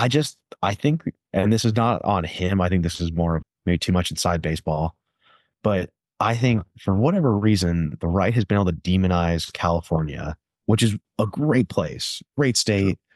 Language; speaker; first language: English; native; English